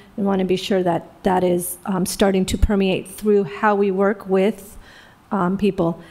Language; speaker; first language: English; native; English